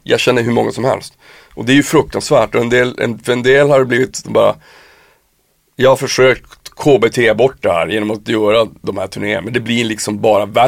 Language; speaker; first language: Swedish; native; Swedish